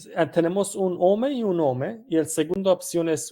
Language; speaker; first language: Spanish; non-native, fluent; Persian